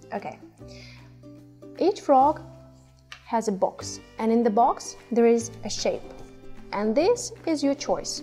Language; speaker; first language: English; non-native, fluent; Russian